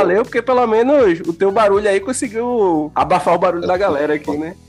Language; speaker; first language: Portuguese; native; Portuguese